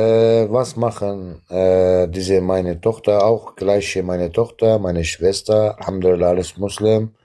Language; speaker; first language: German; non-native, learner; Arabic